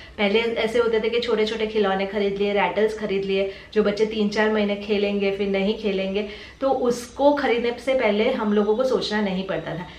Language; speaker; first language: Hindi; non-native, local second language; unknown